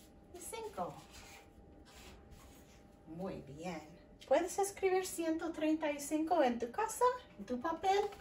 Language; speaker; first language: Spanish; non-native, fluent; English